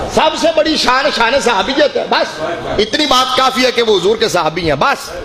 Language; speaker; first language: Urdu; non-native, local second language; Punjabi